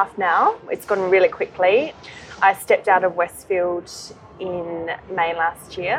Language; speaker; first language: English; native; English